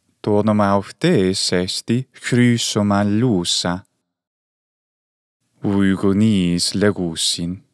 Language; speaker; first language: Greek; non-native, fluent; English